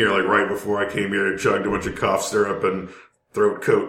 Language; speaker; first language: English; native; English